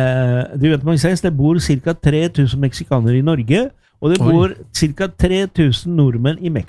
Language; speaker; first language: Norwegian; non-native, fluent; Spanish